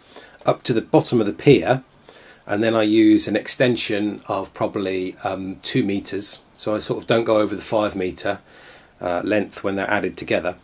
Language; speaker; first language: English; native; English